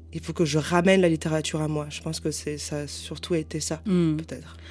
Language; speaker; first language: French; native; French